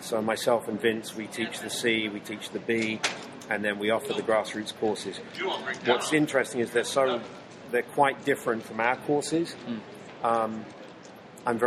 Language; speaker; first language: English; native; English